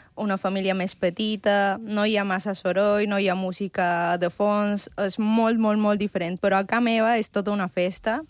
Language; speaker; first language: Catalan; early bilingual, other home language; Spanish